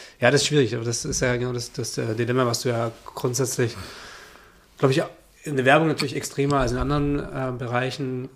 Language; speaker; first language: German; native; German